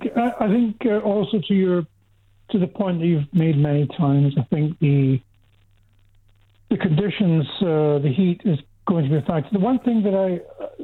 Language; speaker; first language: English; native; English